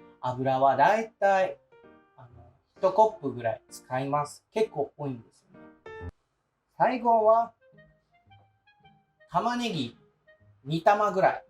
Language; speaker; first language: Japanese; non-native, fluent; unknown